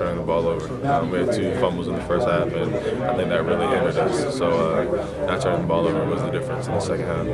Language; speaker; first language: English; native; English